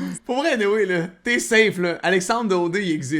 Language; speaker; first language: French; native; French